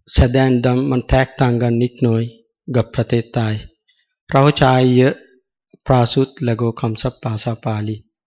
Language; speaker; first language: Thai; non-native, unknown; Sinhala